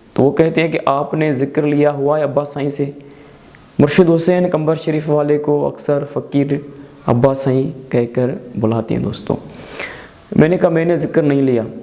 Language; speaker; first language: Urdu; non-native, local second language; Sindhi